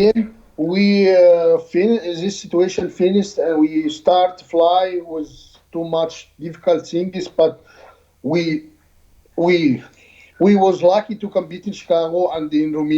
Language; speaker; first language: English; non-native, learner; Arabic